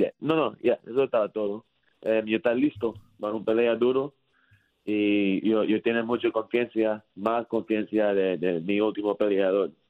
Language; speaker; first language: Spanish; early bilingual, heritage; English